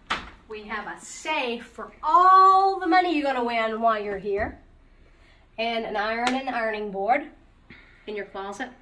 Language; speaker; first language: English; native; English